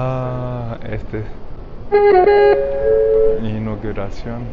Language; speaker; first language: Spanish; non-native, learner; French